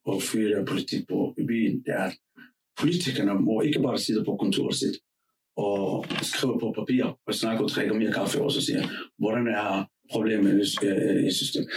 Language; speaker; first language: Danish; non-native, fluent; Somali